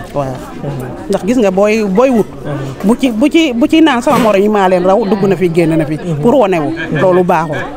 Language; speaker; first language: Wolof; non-native, local second language; Serer